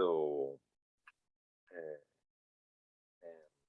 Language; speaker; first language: English; non-native, learner; Spanish